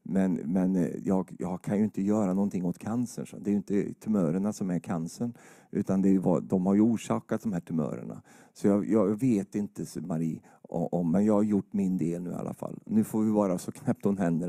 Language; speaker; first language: Swedish; native; Swedish